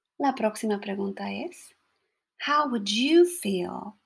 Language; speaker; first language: Spanish; non-native, fluent; English